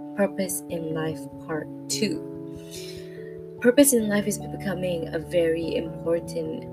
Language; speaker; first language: English; non-native, local second language; Malay